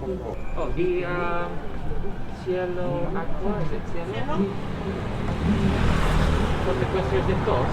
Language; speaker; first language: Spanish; non-native, learner; English